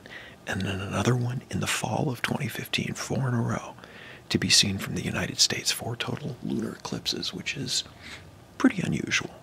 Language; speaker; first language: English; native; English